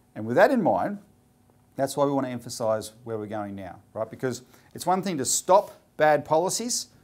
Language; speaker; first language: English; native; English